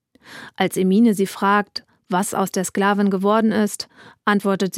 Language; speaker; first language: German; native; German